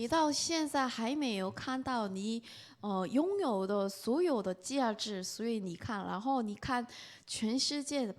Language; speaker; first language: Chinese; non-native, fluent; Korean